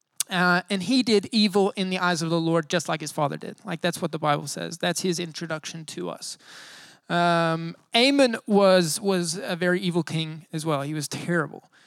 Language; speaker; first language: English; native; English